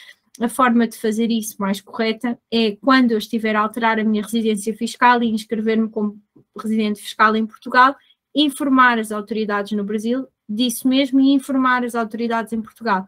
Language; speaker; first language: Portuguese; native; Portuguese